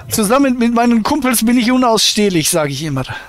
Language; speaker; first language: German; native; German